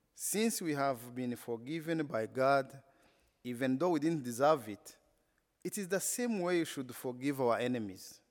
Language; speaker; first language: English; non-native, local second language; Kinyarwanda